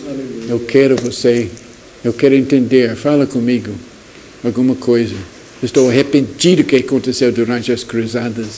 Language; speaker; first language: Portuguese; non-native, fluent; English